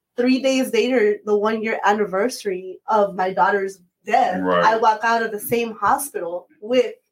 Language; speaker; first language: English; early bilingual, other home language; Spanish